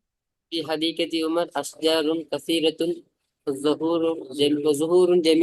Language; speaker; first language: Arabic; non-native, learner; Tamil